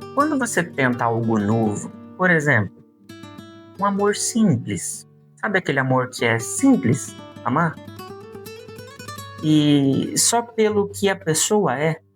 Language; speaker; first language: Portuguese; native; Portuguese